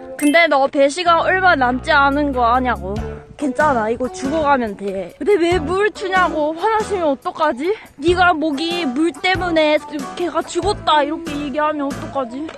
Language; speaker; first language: Korean; non-native, fluent; Japanese